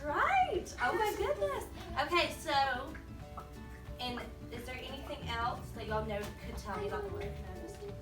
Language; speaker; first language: English; native; English